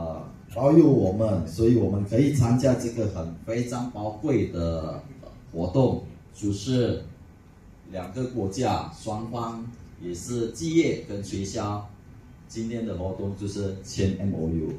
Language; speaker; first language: Chinese; non-native, fluent; Indonesian